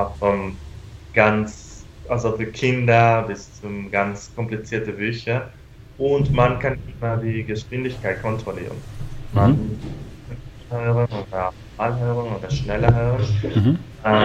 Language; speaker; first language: German; non-native, fluent; Spanish